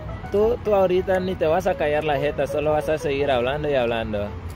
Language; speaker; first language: Spanish; native; Spanish